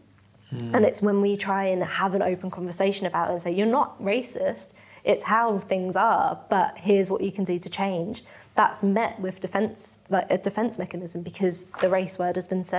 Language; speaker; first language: English; native; English